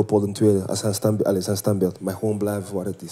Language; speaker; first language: Dutch; early bilingual, other home language; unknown